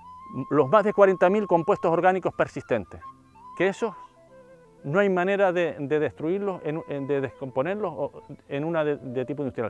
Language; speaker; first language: Spanish; native; Spanish